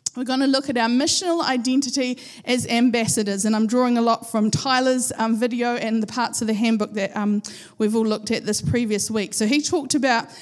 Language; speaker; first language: English; native; English